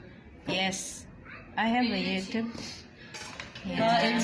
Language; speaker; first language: English; non-native, local second language; Filipino